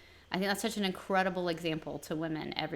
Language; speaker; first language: English; native; English